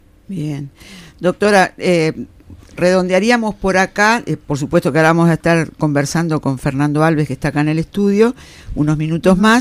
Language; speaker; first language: Spanish; native; Spanish